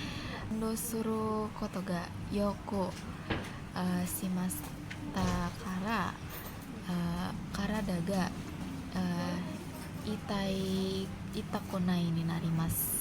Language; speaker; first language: Japanese; non-native, learner; Indonesian